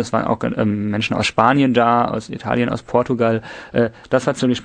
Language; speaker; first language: German; native; German